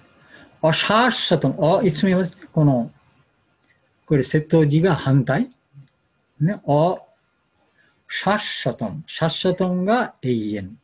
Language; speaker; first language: Japanese; non-native, learner; Bangla